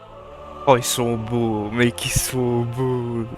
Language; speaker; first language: French; native; French